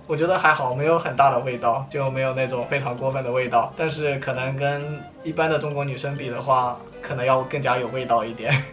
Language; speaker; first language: Chinese; native; Chinese